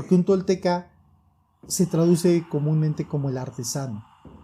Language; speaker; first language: Spanish; native; Spanish